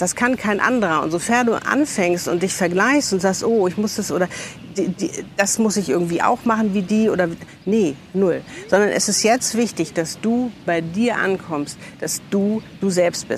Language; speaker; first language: German; native; German